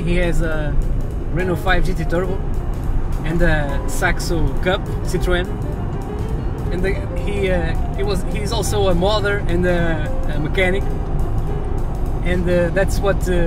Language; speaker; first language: English; non-native, fluent; Portuguese